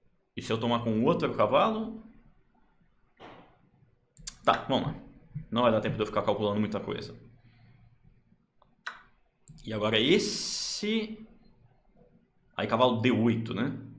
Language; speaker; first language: Portuguese; native; Portuguese